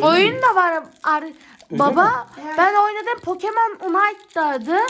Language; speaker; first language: Turkish; native; Turkish